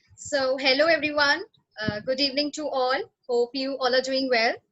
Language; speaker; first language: English; non-native, local second language; Hindi